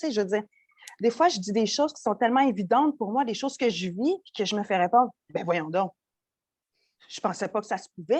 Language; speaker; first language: French; native; French